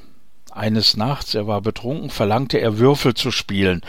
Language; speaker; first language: German; native; German